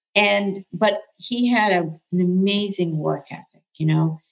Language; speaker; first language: English; early bilingual, other home language; Arabic